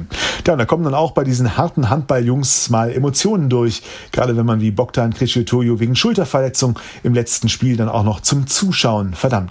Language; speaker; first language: German; native; German